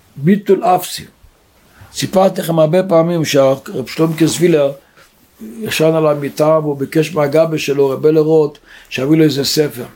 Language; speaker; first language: Hebrew; non-native, local second language; Yiddish